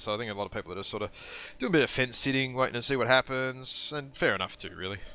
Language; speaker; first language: English; native; English